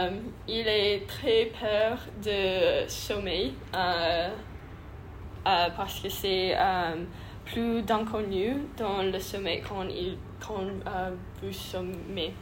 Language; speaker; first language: French; non-native, learner; English